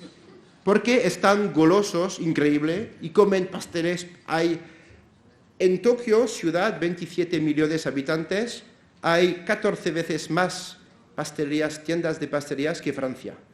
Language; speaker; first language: Spanish; non-native, fluent; French